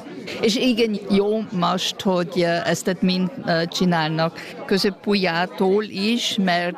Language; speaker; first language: Hungarian; early bilingual, heritage; Hungarian